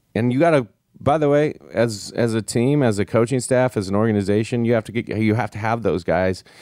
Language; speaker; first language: English; native; English